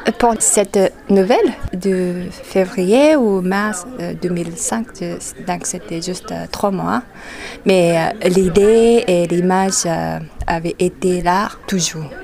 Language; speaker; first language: French; non-native, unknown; Japanese